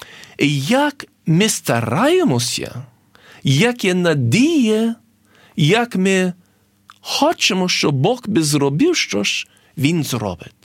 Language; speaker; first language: Ukrainian; early bilingual, heritage; English